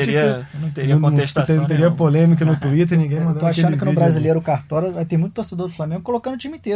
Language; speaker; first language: Portuguese; native; Portuguese